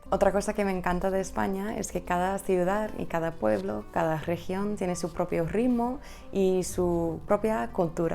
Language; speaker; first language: Spanish; non-native, fluent; English